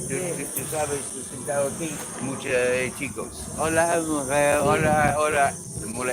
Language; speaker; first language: Spanish; non-native, learner; English